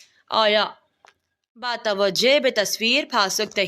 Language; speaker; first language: Persian; non-native, fluent; Urdu